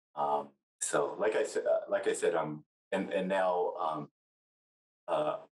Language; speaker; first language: English; native; English